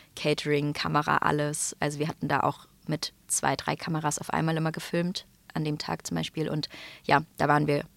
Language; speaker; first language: German; native; German